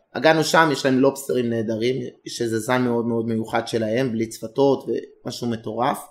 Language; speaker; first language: Hebrew; native; Hebrew